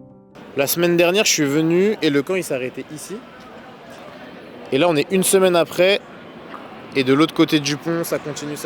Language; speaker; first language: French; native; French